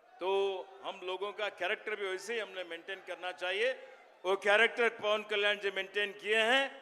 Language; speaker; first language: Hindi; non-native, local second language; Kannada